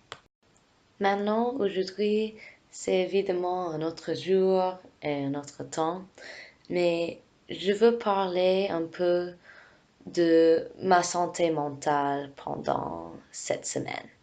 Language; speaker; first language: French; non-native, fluent; English